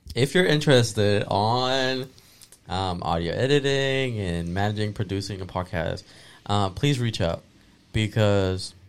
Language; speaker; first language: English; early bilingual, other home language; Spanish